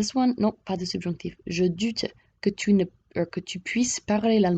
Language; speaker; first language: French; non-native, fluent; English